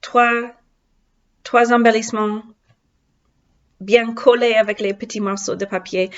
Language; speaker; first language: French; non-native, learner; English